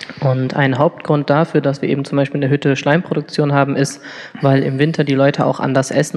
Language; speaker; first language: German; native; German